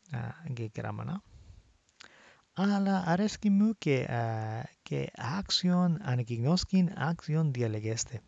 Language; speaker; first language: Greek; non-native, learner; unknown